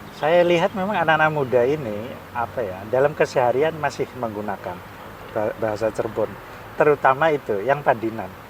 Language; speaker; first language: Indonesian; non-native, local second language; Javanese